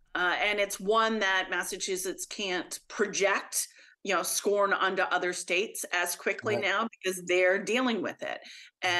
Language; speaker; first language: English; native; English